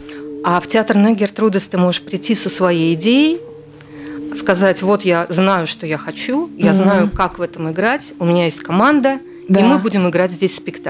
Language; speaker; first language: Russian; native; Russian